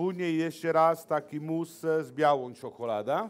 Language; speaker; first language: Polish; non-native, learner; Italian